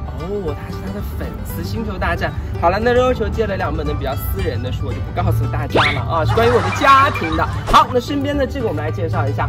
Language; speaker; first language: Chinese; native; Chinese